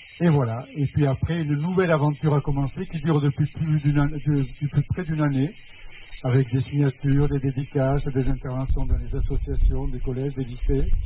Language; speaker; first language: French; non-native, fluent; Spanish